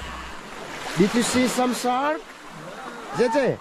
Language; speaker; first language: English; non-native, learner; Indonesian